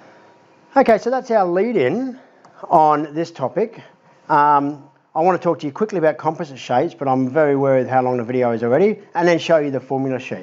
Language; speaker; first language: English; native; English